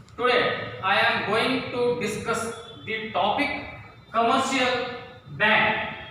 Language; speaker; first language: English; non-native, local second language; Kannada